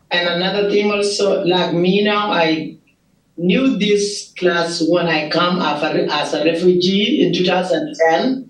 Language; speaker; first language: English; non-native, learner; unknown